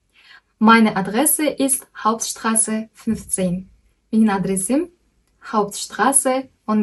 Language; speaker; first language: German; non-native, fluent; Kyrgyz